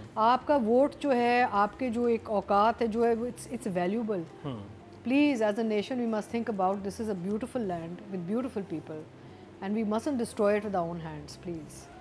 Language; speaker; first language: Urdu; native; Urdu